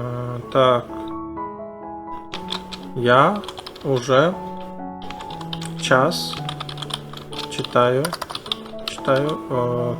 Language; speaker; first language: Russian; non-native, fluent; Uzbek